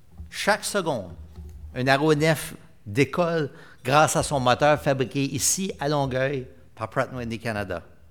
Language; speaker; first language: French; native; French